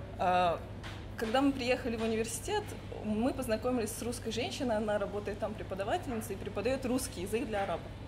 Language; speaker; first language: Russian; native; Russian